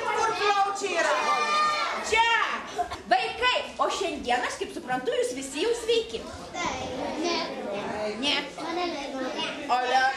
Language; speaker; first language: Lithuanian; native; Lithuanian